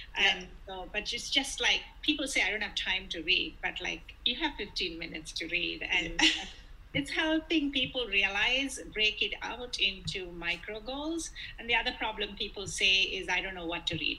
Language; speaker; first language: English; non-native, local second language; Telugu